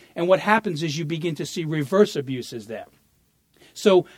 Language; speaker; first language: English; early bilingual, other home language; Italian